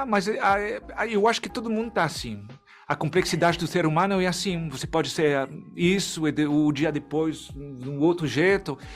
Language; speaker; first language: Portuguese; non-native, fluent; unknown